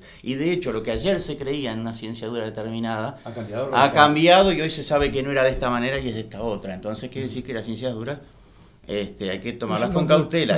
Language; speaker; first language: Spanish; native; Spanish